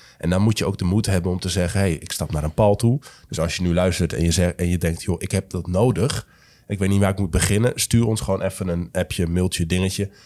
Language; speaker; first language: Dutch; native; Dutch